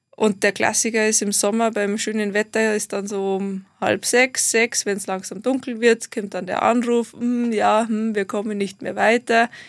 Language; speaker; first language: German; native; German